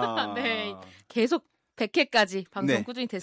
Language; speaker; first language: Korean; native; Korean